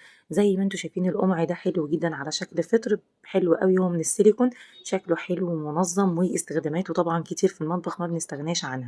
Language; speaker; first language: Arabic; native; Arabic